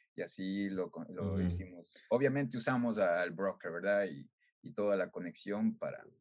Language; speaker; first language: Spanish; native; Spanish